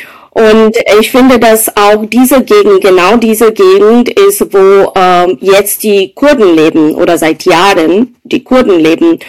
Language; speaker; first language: German; non-native, fluent; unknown